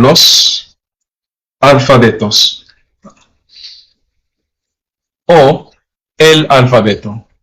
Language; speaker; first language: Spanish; non-native, learner; English